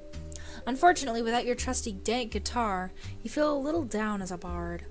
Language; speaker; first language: English; native; English